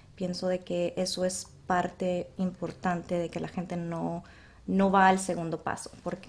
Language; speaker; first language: Spanish; native; Spanish